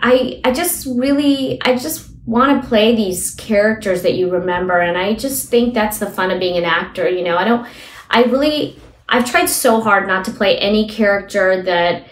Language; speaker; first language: English; early bilingual, other home language; Hindi